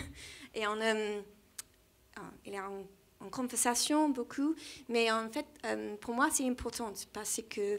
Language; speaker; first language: French; non-native, learner; English